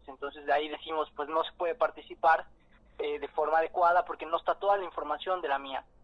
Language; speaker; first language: Spanish; native; Spanish